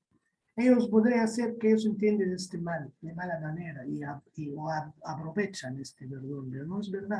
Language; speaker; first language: Spanish; non-native, fluent; Arabic